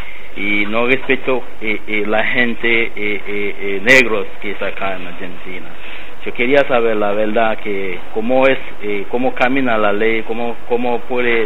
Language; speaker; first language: Spanish; non-native, learner; Haitian Creole